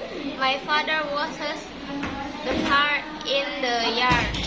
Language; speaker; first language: English; non-native, learner; Indonesian